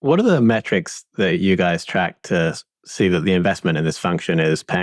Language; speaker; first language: English; native; English